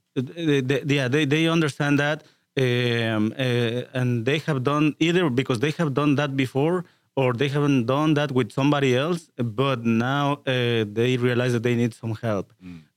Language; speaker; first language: English; non-native, fluent; Spanish